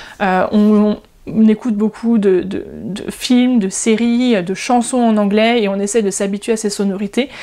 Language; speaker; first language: French; native; French